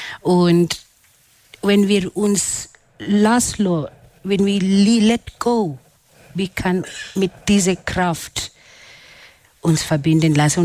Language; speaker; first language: German; non-native, fluent; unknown